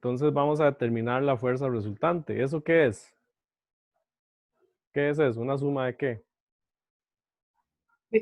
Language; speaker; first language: Spanish; native; Spanish